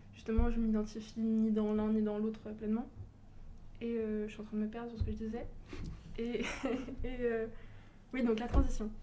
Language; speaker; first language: French; early bilingual, other home language; Portuguese